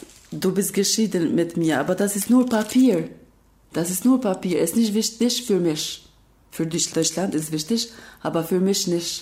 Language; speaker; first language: German; non-native, learner; Albanian